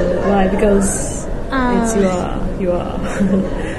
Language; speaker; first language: English; non-native, learner; Japanese